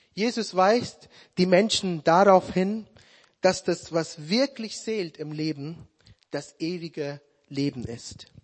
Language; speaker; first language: German; non-native, fluent; Sinhala